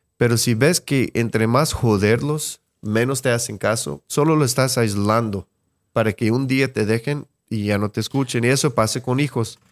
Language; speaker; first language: Spanish; non-native, fluent; English